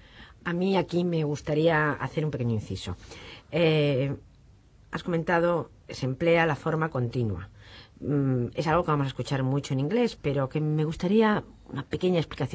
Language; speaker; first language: Spanish; native; Spanish